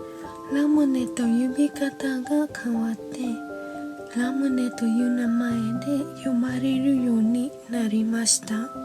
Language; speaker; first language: Japanese; non-native, learner; Khmer